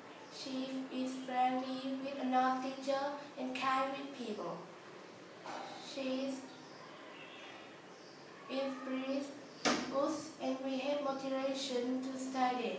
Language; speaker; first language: English; non-native, learner; Vietnamese